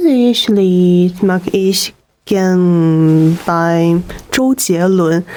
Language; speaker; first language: German; non-native, learner; Chinese